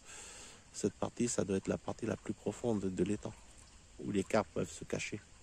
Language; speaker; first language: French; native; French